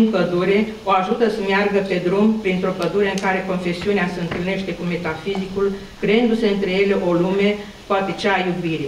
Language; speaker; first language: Romanian; native; Romanian